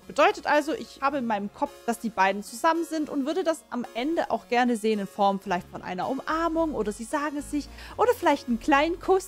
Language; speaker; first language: German; native; German